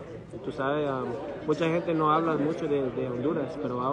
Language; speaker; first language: Spanish; early bilingual, heritage; English